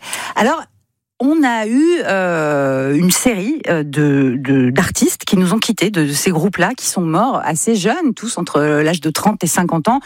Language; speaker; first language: French; native; French